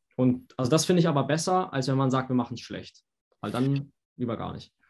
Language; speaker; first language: German; native; German